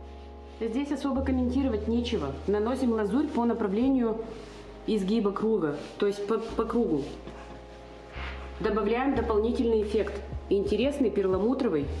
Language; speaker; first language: Russian; native; Russian